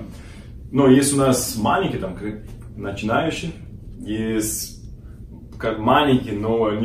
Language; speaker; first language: Russian; non-native, learner; Portuguese